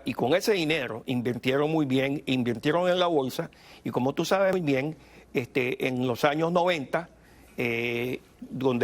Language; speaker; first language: Spanish; native; Spanish